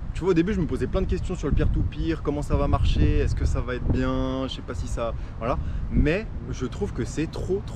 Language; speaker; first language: French; native; French